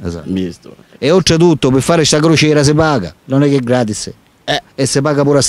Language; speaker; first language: Italian; native; Italian